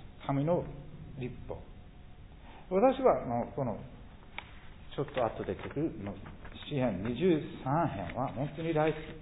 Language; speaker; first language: Japanese; non-native, fluent; English